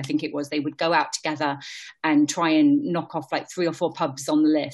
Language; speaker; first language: English; native; English